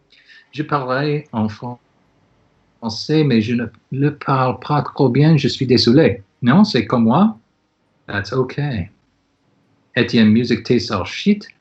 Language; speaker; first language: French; non-native, learner; English